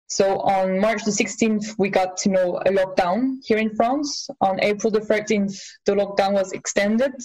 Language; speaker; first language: English; non-native, fluent; French